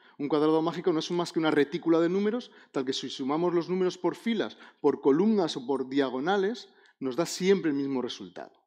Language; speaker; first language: Spanish; native; Spanish